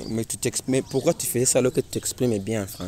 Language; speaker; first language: French; non-native, learner; Rundi